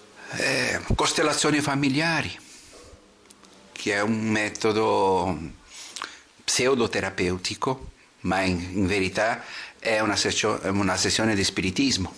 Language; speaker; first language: Italian; non-native, fluent; Portuguese